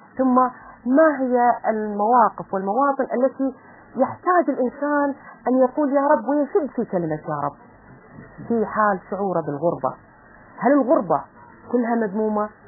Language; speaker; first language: Arabic; native; Arabic